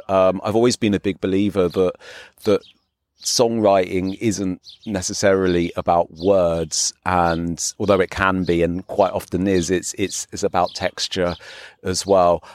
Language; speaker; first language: English; native; English